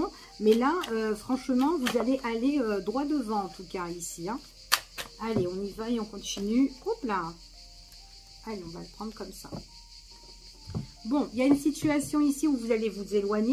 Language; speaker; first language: French; native; French